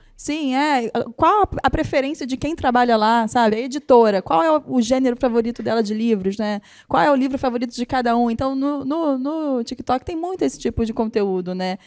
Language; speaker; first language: Portuguese; native; Portuguese